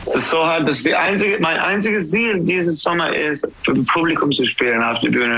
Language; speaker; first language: German; non-native, fluent; English